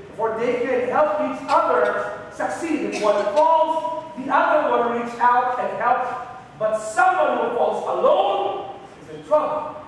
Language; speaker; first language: English; non-native, local second language; Filipino